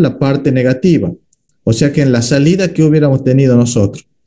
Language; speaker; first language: Spanish; native; Spanish